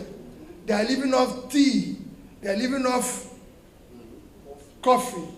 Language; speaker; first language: English; non-native, local second language; Igbo